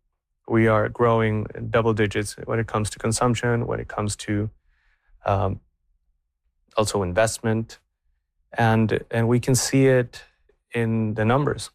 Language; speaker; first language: English; non-native, fluent; Spanish